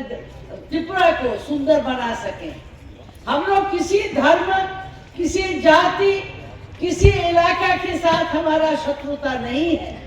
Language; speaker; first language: Hindi; non-native, local second language; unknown